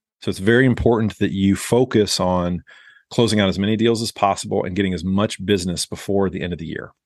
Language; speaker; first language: English; native; English